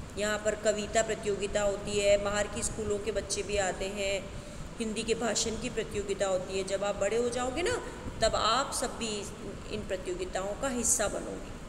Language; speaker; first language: Hindi; native; Hindi